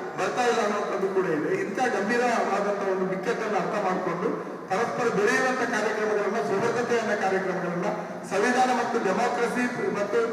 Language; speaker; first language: Kannada; non-native, local second language; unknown